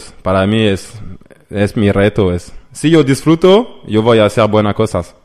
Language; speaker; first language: Spanish; non-native, learner; French